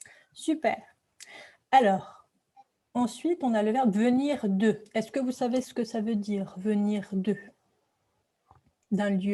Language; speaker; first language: French; native; French